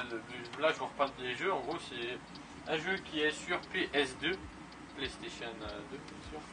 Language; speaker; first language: French; native; French